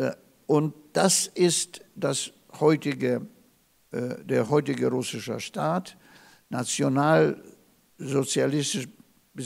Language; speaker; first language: German; non-native, fluent; Russian